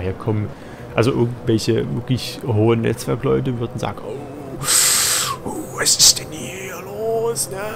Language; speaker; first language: German; native; German